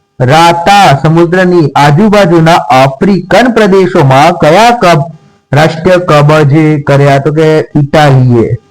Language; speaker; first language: Gujarati; non-native, local second language; Marathi